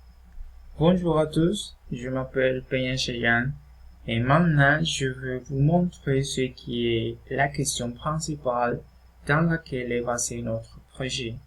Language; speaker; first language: French; non-native, fluent; Spanish